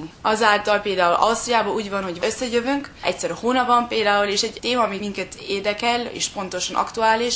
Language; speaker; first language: Hungarian; early bilingual, heritage; German